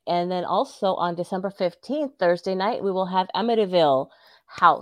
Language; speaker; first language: English; early bilingual, other home language; Spanish